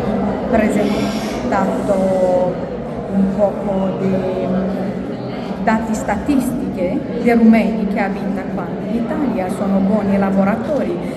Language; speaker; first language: Italian; non-native, learner; Romanian